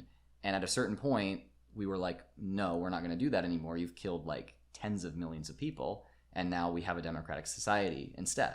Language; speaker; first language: English; native; English